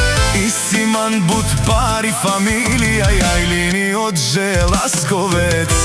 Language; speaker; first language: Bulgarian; non-native, local second language; Romany